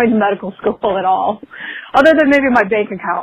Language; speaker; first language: English; native; English